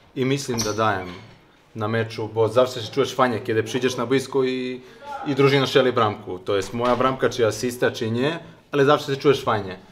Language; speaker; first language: Polish; non-native, learner; Serbian